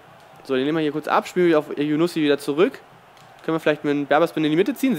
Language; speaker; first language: German; native; German